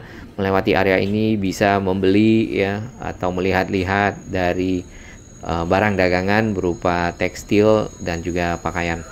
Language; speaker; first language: Indonesian; native; Indonesian